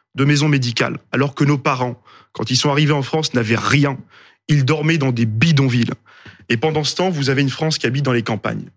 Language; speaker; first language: French; native; French